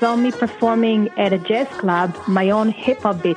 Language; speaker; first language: English; non-native, fluent; Hebrew